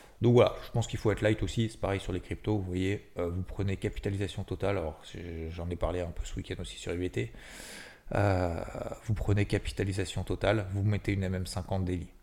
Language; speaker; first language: French; native; French